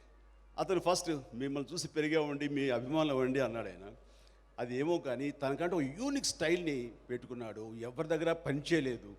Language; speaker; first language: Telugu; native; Telugu